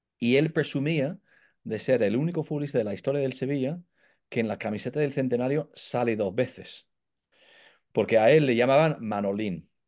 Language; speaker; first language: Spanish; non-native, fluent; English